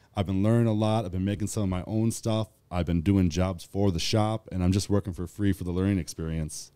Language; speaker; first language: English; native; English